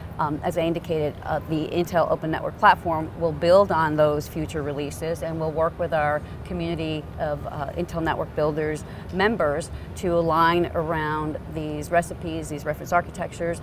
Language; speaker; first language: English; native; English